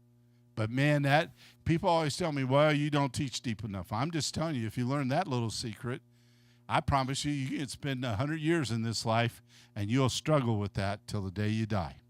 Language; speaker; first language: English; native; English